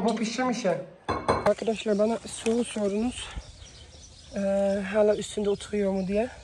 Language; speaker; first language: Turkish; early bilingual, heritage; Turkish